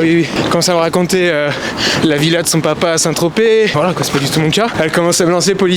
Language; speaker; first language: French; native; French